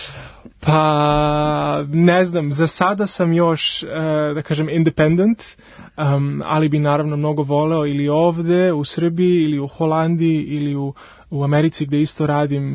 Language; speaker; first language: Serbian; early bilingual, heritage; Serbian